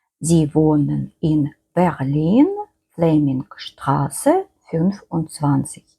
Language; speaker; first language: German; non-native, fluent; Ukrainian